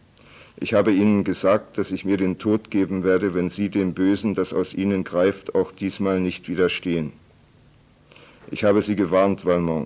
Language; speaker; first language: German; native; German